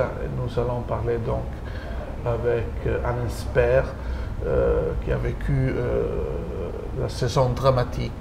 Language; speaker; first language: French; non-native, fluent; Italian